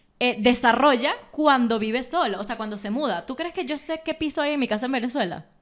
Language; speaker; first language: Spanish; native; Spanish